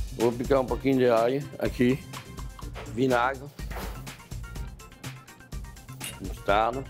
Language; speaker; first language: Portuguese; non-native, fluent; French